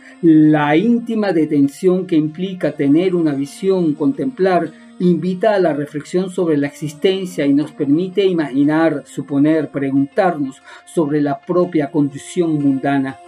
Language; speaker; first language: Spanish; native; Spanish